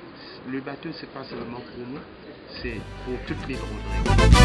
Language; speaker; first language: French; non-native, local second language; Morisyen